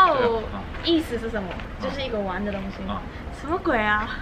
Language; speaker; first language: Chinese; non-native, local second language; Cantonese